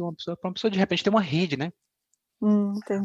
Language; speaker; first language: Portuguese; native; Portuguese